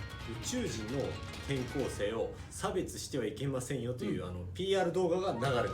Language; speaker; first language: Japanese; native; Japanese